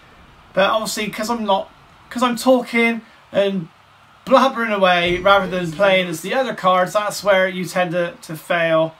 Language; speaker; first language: English; native; English